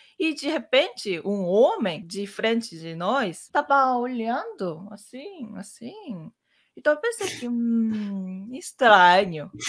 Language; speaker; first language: Portuguese; non-native, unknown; Korean